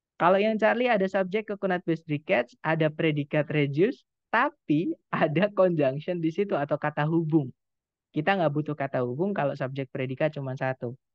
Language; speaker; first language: Indonesian; non-native, local second language; Javanese